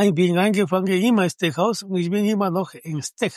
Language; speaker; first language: German; non-native, learner; Spanish